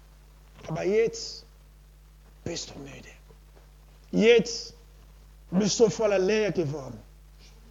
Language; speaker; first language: German; non-native, learner; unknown